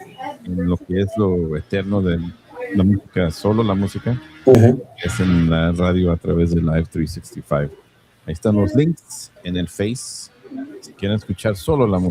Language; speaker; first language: Spanish; early bilingual, heritage; Spanish